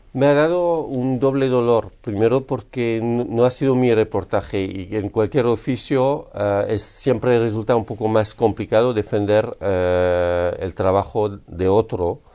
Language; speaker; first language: Spanish; non-native, fluent; French